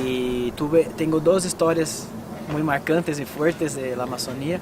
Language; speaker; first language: Spanish; non-native, fluent; Portuguese